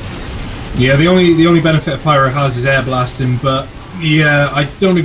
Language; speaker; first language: English; native; English